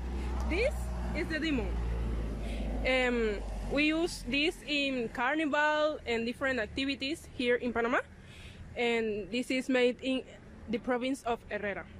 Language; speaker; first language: English; non-native, learner; Spanish